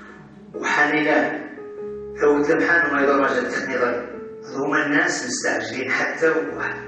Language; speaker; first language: Arabic; native; Arabic